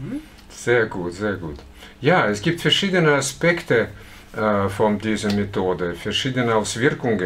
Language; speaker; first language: German; non-native, fluent; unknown